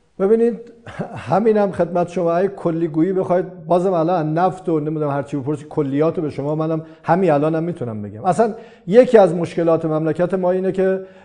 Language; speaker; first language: Persian; non-native, local second language; Azerbaijani